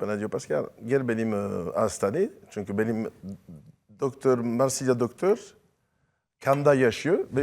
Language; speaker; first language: Turkish; non-native, learner; French